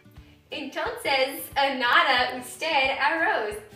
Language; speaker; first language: Spanish; non-native, learner; English